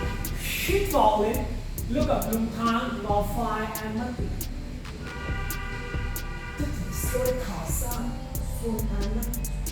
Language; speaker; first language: Vietnamese; non-native, learner; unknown